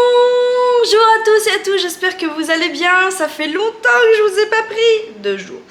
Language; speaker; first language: French; native; French